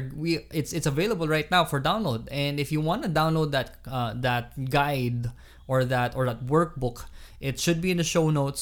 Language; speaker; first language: English; non-native, local second language; Hiligaynon